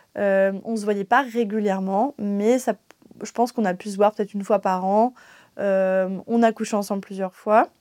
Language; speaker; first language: French; native; French